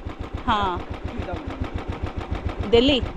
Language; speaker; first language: Hindi; non-native, local second language; Kannada